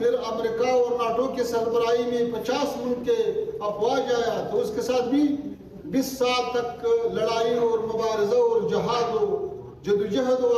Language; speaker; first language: Hindi; non-native, fluent; Pashto